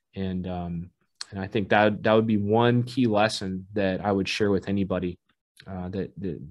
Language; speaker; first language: English; native; English